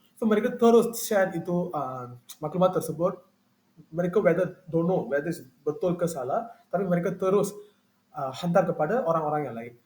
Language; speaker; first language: Malay; non-native, local second language; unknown